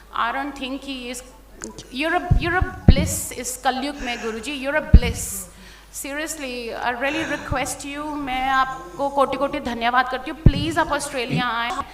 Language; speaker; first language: Hindi; native; Hindi